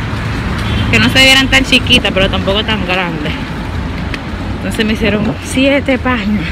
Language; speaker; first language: Spanish; native; Spanish